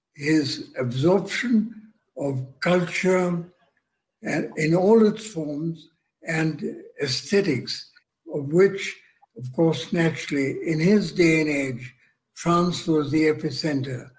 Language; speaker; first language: English; non-native, local second language; Punjabi